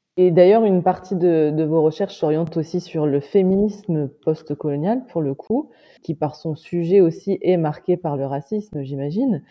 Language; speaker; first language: French; native; French